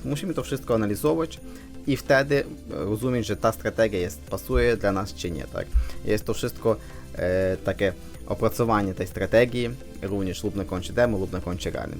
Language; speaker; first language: Polish; non-native, fluent; Ukrainian